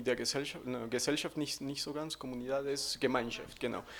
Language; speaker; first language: German; non-native, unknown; Spanish